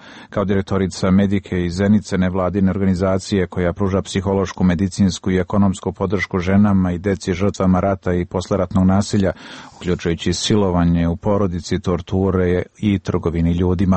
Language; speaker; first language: Croatian; native; Croatian